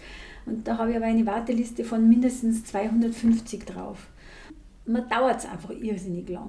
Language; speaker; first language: German; native; German